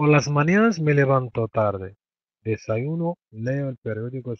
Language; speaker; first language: Spanish; non-native, fluent; Arabic